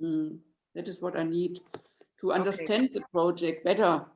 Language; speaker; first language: English; non-native, fluent; German